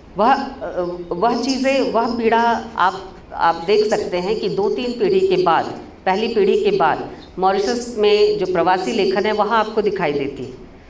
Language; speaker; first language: Hindi; native; Hindi